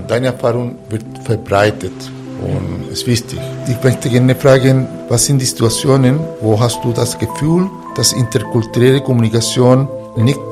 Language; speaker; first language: German; non-native, fluent; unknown